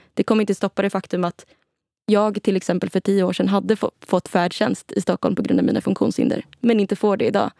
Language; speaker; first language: Swedish; native; Swedish